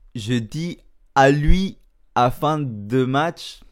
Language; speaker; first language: French; non-native, learner; Spanish